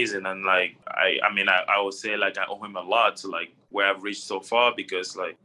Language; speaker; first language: English; non-native, local second language; French